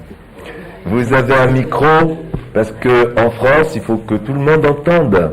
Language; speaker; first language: French; native; French